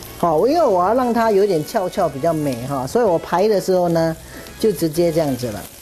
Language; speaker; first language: Chinese; native; Chinese